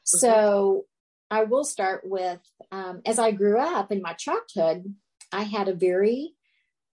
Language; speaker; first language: English; native; English